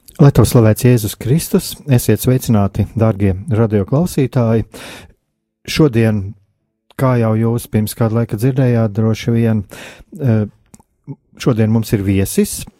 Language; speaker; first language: Latvian; native; Latvian